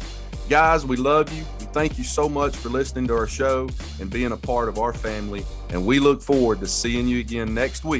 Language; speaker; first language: English; native; English